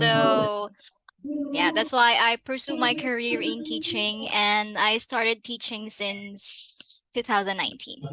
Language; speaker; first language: English; non-native, fluent; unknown